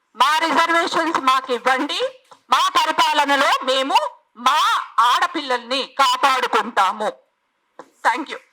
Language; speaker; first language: Telugu; native; Telugu